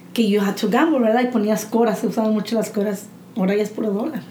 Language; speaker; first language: English; early bilingual, other home language; Spanish